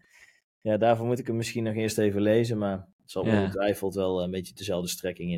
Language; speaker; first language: Dutch; native; Dutch